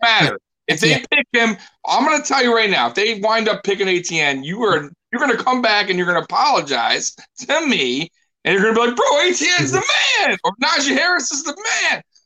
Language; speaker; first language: English; native; English